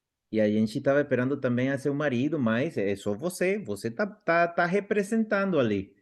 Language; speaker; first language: Portuguese; non-native, fluent; Spanish